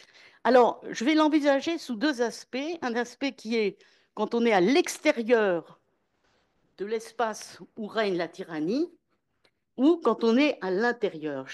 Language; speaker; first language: French; native; French